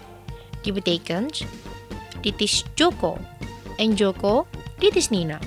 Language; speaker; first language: Dutch; non-native, fluent; Indonesian